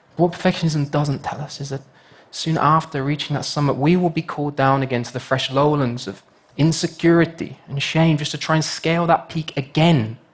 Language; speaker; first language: English; native; English